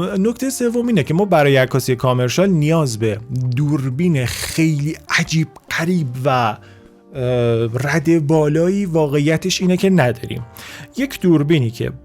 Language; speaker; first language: Persian; native; Persian